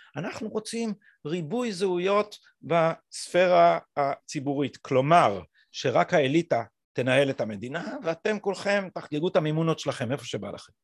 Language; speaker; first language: Hebrew; native; Hebrew